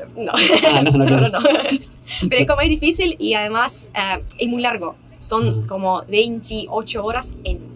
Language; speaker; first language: Spanish; non-native, fluent; Russian